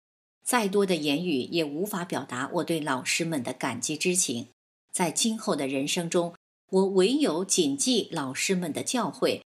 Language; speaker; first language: Chinese; native; Chinese